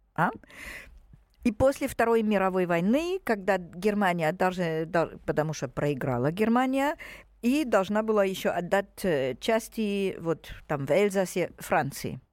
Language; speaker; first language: Russian; non-native, fluent; German